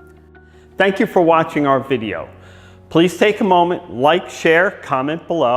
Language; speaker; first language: English; native; English